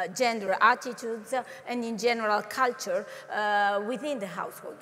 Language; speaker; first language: English; non-native, fluent; Italian